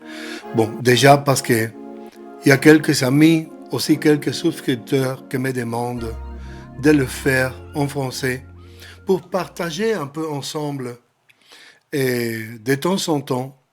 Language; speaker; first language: French; non-native, learner; Spanish